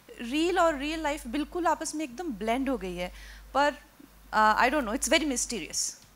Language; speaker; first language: Hindi; native; Hindi